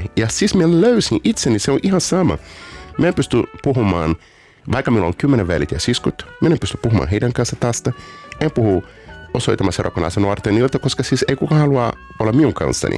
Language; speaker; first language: Finnish; non-native, fluent; Portuguese